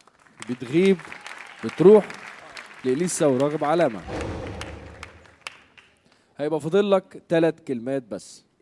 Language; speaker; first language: Arabic; native; Arabic